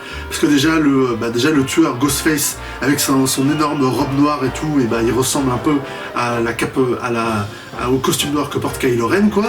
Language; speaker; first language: French; native; French